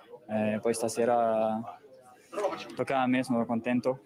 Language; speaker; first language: Italian; non-native, fluent; French